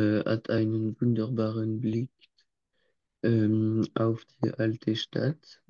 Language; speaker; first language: German; non-native, learner; French